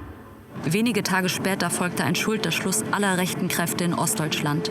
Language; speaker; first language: German; native; German